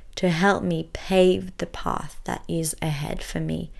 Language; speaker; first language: English; early bilingual, other home language; French